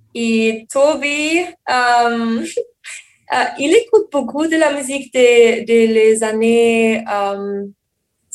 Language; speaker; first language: French; non-native, learner; German